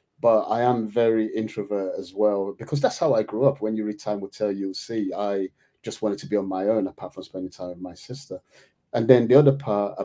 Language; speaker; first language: English; native; English